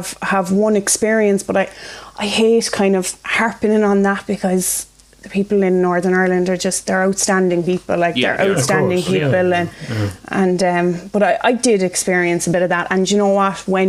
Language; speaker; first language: English; native; English